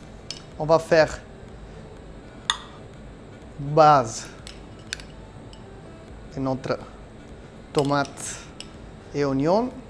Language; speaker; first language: French; non-native, learner; Italian